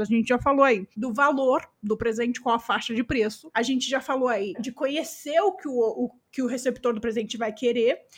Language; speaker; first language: Portuguese; native; Portuguese